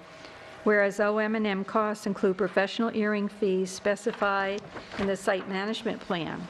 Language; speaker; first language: English; native; English